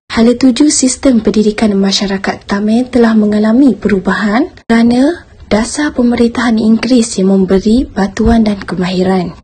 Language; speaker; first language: Malay; native; Malay